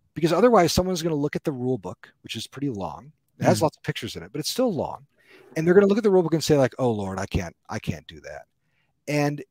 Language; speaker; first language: English; native; English